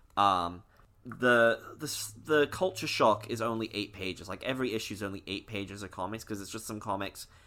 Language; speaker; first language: English; native; English